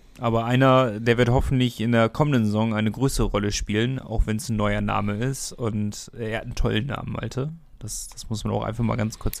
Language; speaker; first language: German; native; German